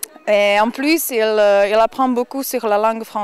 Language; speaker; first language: French; non-native, fluent; Czech